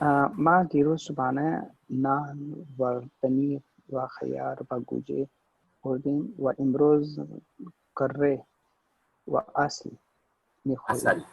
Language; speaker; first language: Persian; non-native, learner; Urdu